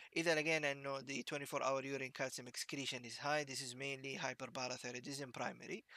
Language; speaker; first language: English; non-native, fluent; Arabic